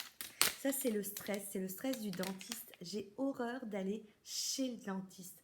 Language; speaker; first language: French; native; French